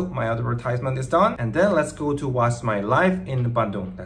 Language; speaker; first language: English; non-native, learner; Korean